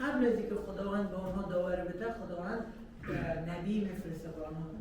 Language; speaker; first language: Persian; native; Persian